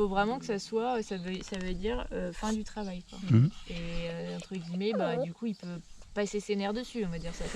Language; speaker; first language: French; native; French